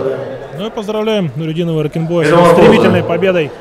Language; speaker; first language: Russian; native; Russian